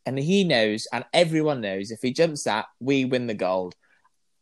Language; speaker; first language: English; native; English